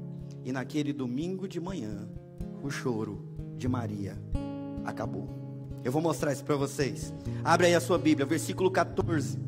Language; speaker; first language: Portuguese; native; Portuguese